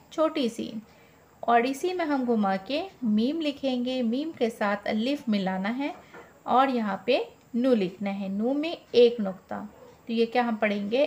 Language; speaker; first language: Hindi; native; Hindi